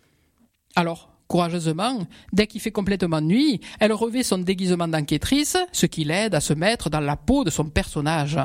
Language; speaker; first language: French; native; French